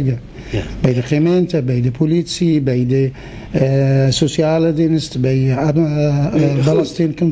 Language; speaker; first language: Dutch; non-native, fluent; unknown